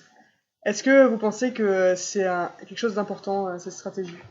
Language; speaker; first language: French; native; French